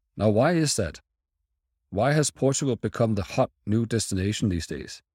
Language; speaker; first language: English; non-native, fluent; Danish